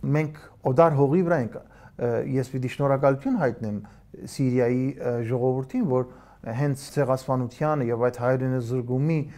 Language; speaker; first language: Armenian; early bilingual, heritage; Armenian